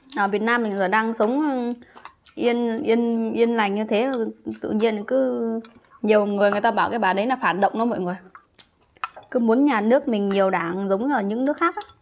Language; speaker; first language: Vietnamese; native; Vietnamese